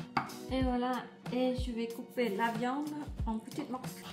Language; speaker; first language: French; non-native, fluent; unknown